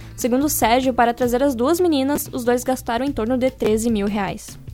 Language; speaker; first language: Portuguese; native; Portuguese